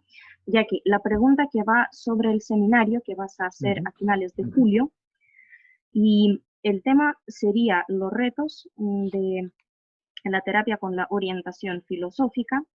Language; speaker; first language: Spanish; non-native, fluent; Russian